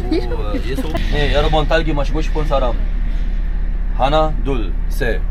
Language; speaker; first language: Korean; non-native, learner; Arabic